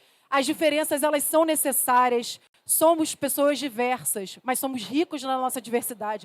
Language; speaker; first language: Portuguese; native; Portuguese